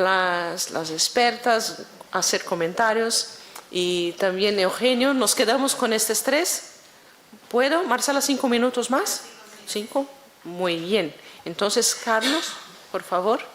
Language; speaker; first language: Spanish; non-native, fluent; Portuguese